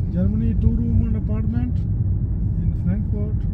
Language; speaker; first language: English; non-native, learner; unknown